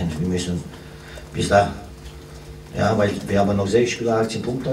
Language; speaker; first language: German; non-native, fluent; Romanian